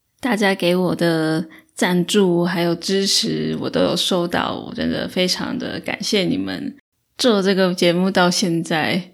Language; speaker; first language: Chinese; native; Chinese